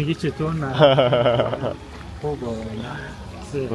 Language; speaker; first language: Chinese; non-native, learner; Persian